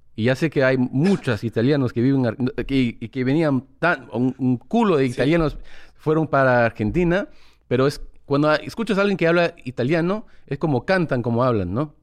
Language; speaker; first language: Spanish; early bilingual, heritage; English